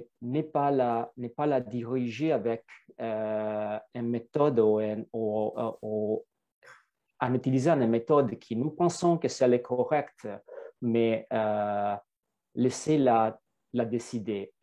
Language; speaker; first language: French; non-native, fluent; Italian